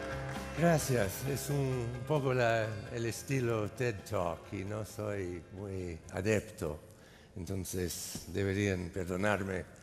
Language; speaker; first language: Spanish; non-native, fluent; English